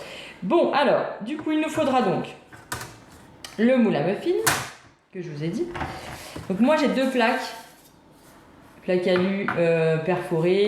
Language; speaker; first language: French; native; French